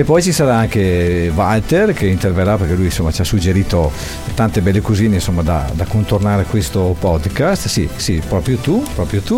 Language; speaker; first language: Italian; native; Italian